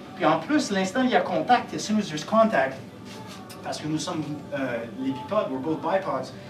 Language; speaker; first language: English; native; English